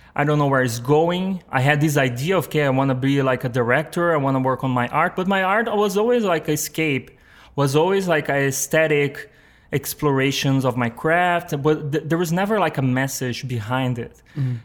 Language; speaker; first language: English; non-native, fluent; Portuguese